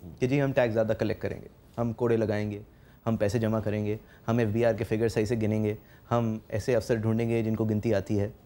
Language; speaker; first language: Urdu; native; Urdu